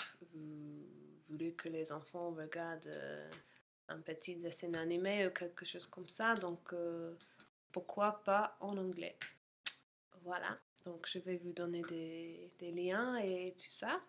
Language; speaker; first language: French; non-native, fluent; English